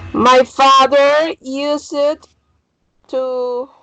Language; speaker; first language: English; non-native, learner; Spanish